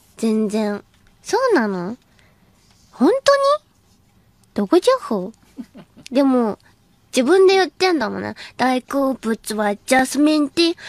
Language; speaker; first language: Japanese; native; Japanese